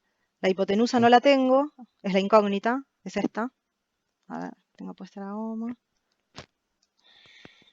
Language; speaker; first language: Spanish; native; Spanish